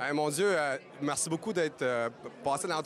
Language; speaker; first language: French; native; French